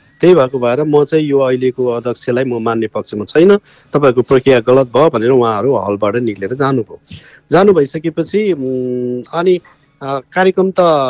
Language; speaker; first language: Nepali; non-native, local second language; Eastern Tamang